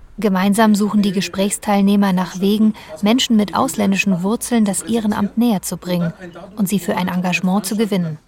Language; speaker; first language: German; native; German